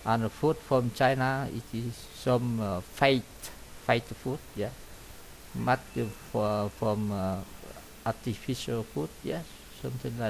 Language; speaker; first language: English; non-native, learner; Vietnamese